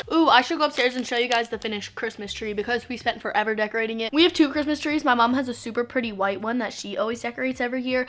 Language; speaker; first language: English; native; English